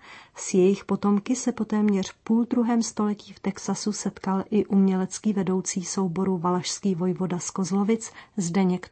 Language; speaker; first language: Czech; native; Czech